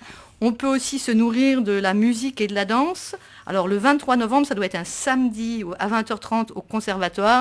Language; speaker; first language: French; native; French